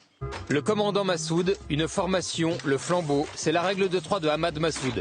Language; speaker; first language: French; native; French